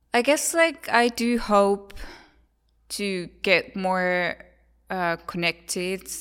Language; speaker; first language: English; non-native, fluent; Finnish